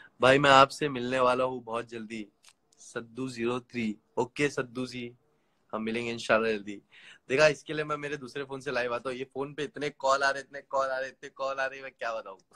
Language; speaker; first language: Hindi; native; Hindi